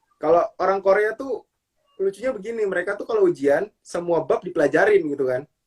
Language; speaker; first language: Indonesian; native; Indonesian